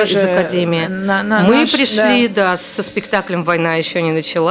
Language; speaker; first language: Russian; native; Russian